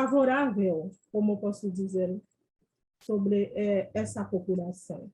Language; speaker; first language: Portuguese; non-native, fluent; Haitian Creole